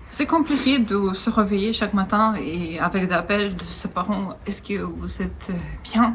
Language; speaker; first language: French; non-native, fluent; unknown